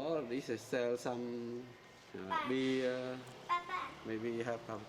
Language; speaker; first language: English; non-native, learner; Khmer